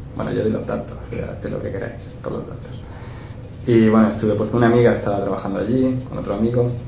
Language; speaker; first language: Spanish; native; Spanish